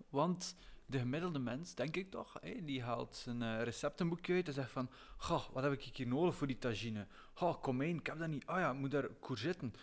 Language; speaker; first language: Dutch; native; Dutch